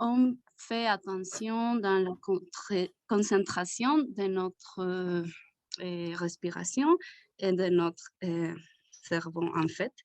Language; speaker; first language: French; non-native, learner; Spanish